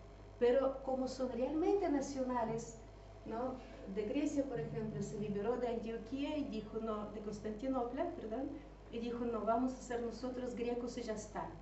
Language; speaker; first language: Spanish; non-native, fluent; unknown